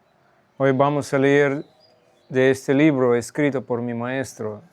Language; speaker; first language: Spanish; non-native, fluent; Russian